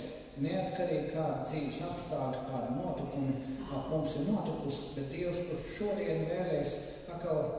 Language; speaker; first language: Latvian; native; Latvian